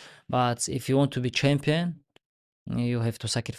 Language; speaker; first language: English; non-native, learner; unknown